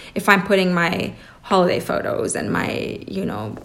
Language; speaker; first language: English; early bilingual, other home language; Persian